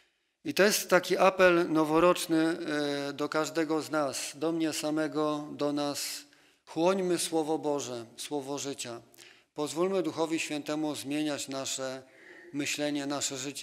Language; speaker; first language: Polish; native; Polish